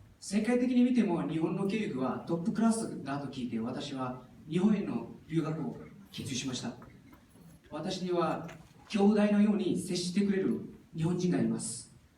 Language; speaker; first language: Japanese; non-native, fluent; Nepali